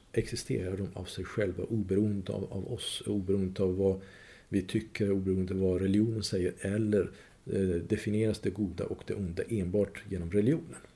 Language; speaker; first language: Swedish; non-native, fluent; Persian